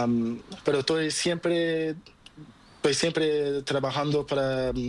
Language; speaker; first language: Spanish; non-native, learner; Portuguese